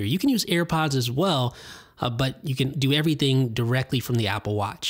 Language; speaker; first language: English; native; English